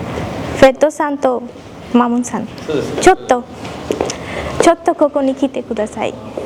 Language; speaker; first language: Japanese; non-native, fluent; Bangla